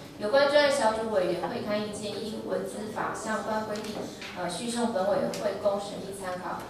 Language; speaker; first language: Chinese; native; Chinese